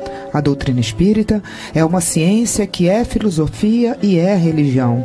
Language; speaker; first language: Portuguese; native; Portuguese